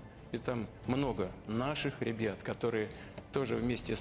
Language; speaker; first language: Russian; native; Russian